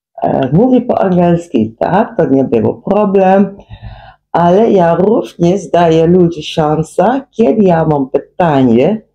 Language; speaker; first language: Polish; non-native, learner; Dutch